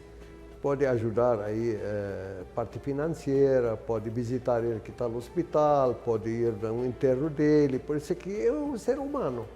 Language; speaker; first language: Portuguese; non-native, fluent; Arabic